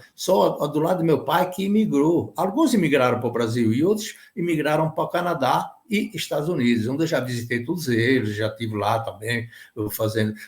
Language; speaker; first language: Portuguese; native; Portuguese